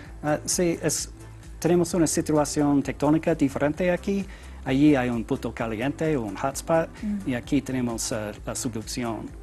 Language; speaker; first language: Spanish; non-native, learner; English